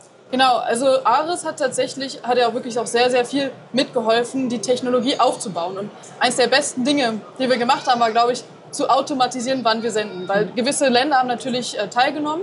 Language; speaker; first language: German; native; German